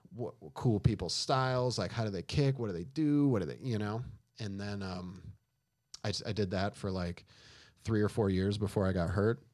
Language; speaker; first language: English; native; English